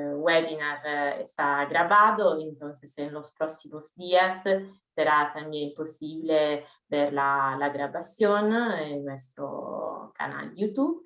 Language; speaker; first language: Spanish; non-native, fluent; Italian